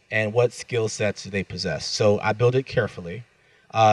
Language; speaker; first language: English; native; English